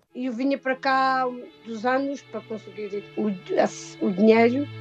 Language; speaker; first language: Portuguese; native; Portuguese